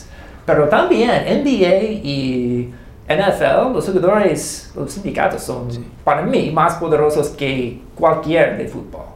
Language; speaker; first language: Spanish; non-native, fluent; English